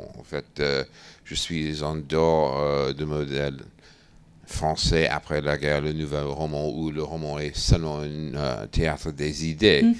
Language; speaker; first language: French; non-native, fluent; English